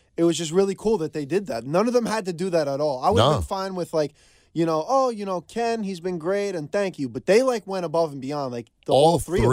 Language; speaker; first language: English; native; English